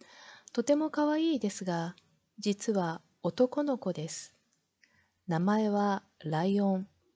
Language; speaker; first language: Japanese; non-native, learner; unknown